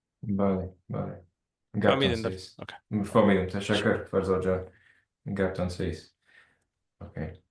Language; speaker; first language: Persian; early bilingual, other home language; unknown